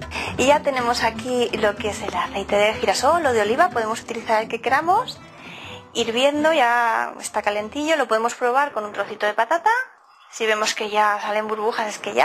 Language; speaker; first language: Spanish; native; Spanish